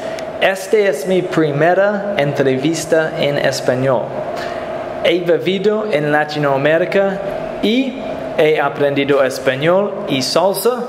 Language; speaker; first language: Spanish; non-native, learner; English